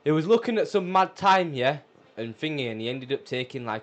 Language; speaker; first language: English; native; English